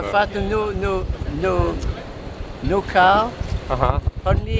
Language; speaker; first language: English; non-native, learner; French